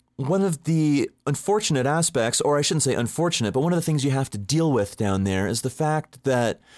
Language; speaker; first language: English; native; English